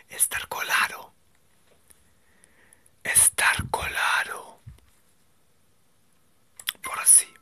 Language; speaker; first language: Spanish; non-native, learner; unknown